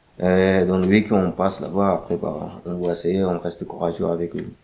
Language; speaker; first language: French; non-native, learner; Arabic